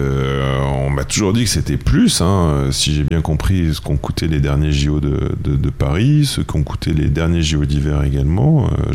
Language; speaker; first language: French; native; French